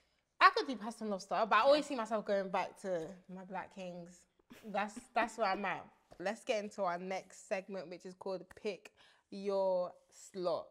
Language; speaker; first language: English; early bilingual, other home language; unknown